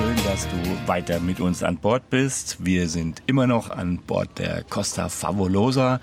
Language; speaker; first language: German; native; German